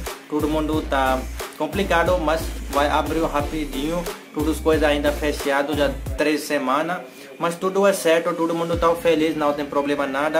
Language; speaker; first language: Portuguese; non-native, learner; Hindi